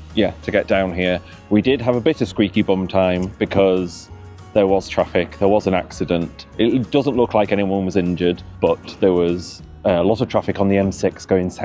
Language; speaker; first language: English; native; English